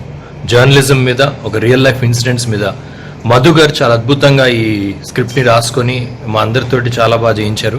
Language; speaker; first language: Telugu; native; Telugu